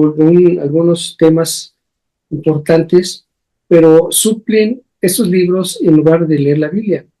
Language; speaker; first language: Spanish; native; Spanish